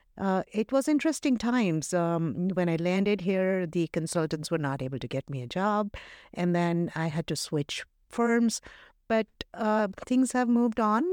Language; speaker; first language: English; non-native, local second language; Hindi